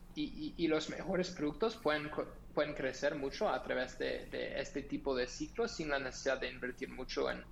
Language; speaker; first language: Spanish; non-native, fluent; English